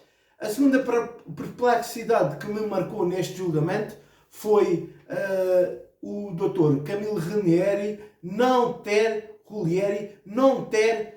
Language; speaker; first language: Portuguese; native; Portuguese